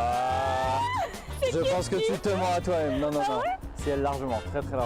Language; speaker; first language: French; native; French